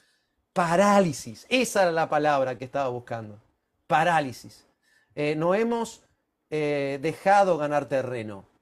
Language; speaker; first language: Spanish; native; Spanish